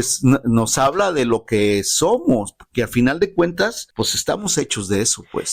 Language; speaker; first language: Spanish; native; Spanish